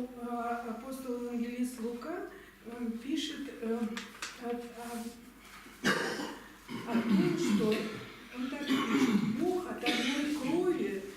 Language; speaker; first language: Russian; native; Russian